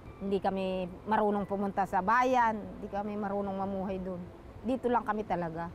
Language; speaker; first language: Filipino; native; Filipino